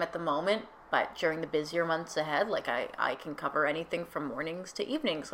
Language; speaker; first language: English; native; English